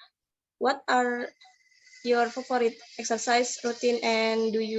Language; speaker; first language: English; non-native, learner; Indonesian